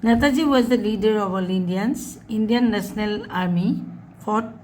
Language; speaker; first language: English; non-native, local second language; Assamese